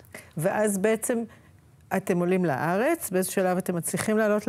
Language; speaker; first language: Hebrew; native; Hebrew